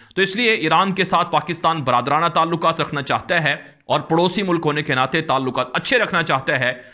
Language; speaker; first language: Urdu; native; Urdu